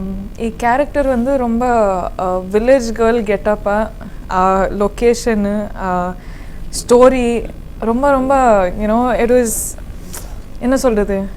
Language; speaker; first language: Tamil; non-native, learner; Kodava